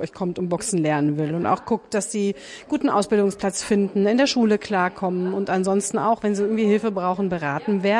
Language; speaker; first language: German; native; German